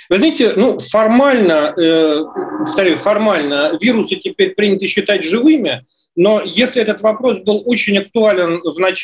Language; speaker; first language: Russian; native; Russian